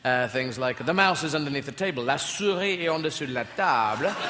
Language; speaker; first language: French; non-native, learner; English